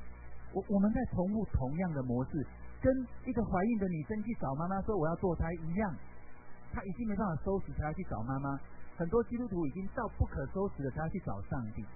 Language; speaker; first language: Chinese; native; Chinese